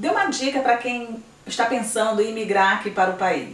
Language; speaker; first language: Portuguese; native; Portuguese